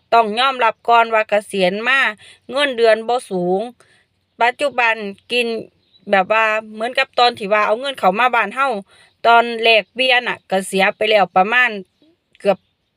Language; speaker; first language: Thai; non-native, local second language; Northeastern Thai